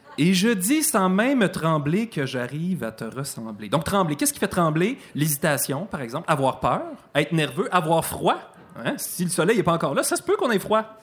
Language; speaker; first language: French; native; French